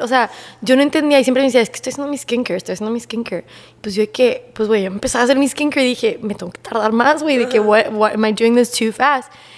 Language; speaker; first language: Spanish; native; Spanish